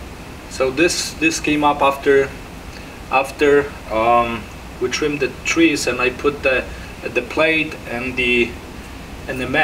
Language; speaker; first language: English; non-native, fluent; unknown